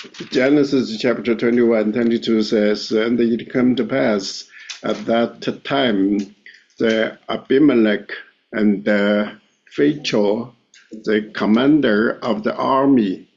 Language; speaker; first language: English; non-native, fluent; Chinese